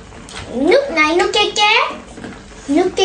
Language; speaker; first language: Vietnamese; early bilingual, heritage; Vietnamese